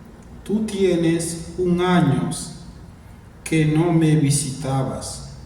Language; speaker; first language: Spanish; non-native, fluent; Haitian Creole